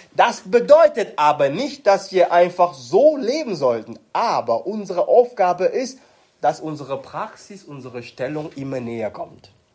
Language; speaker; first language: German; non-native, fluent; French